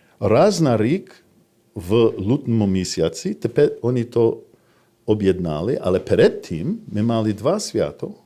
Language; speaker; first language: Ukrainian; non-native, fluent; English